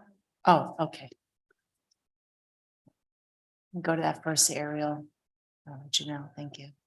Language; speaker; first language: English; native; English